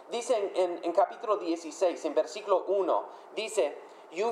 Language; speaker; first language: Spanish; non-native, fluent; English